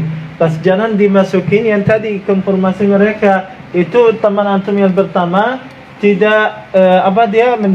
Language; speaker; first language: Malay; non-native, fluent; Arabic